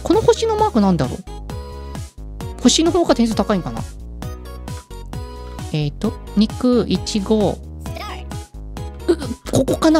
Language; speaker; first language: Japanese; native; Japanese